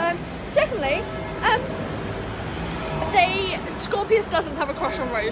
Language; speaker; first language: English; native; English